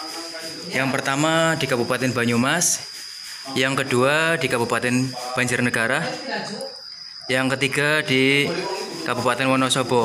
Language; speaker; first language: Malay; non-native, local second language; Javanese